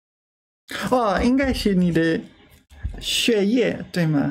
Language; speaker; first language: Chinese; non-native, learner; English